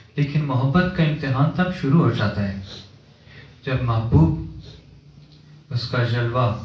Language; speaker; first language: Hindi; native; Hindi